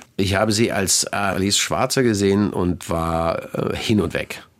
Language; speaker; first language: German; native; German